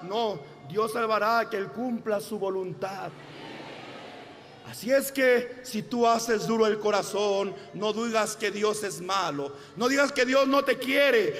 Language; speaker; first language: Spanish; native; Spanish